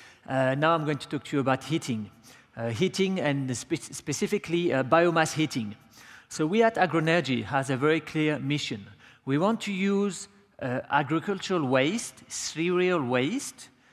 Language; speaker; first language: English; non-native, fluent; French